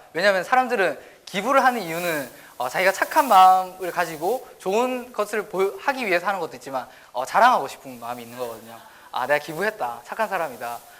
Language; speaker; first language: Korean; native; Korean